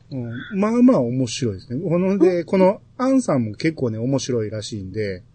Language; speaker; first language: Japanese; native; Japanese